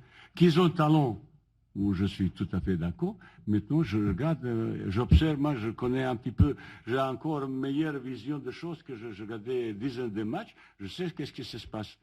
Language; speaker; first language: French; non-native, fluent; Bosnian